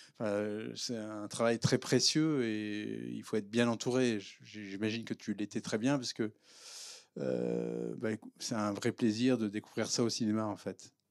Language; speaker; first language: French; native; French